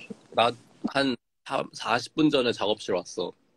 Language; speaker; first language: Korean; native; Korean